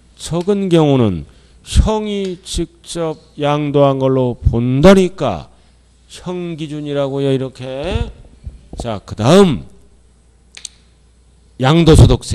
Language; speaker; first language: Korean; native; Korean